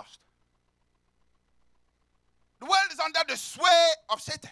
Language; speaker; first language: English; non-native, local second language; Yoruba